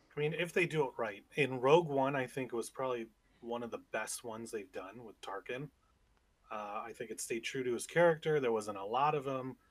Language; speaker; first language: English; native; English